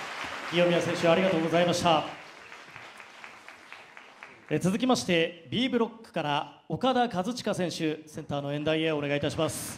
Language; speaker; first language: Japanese; native; Japanese